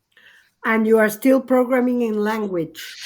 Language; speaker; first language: English; non-native, fluent; Spanish